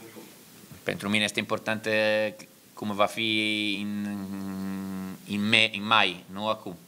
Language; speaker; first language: Romanian; non-native, learner; Italian